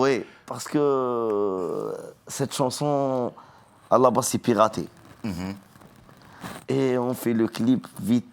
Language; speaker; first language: French; non-native, learner; Arabic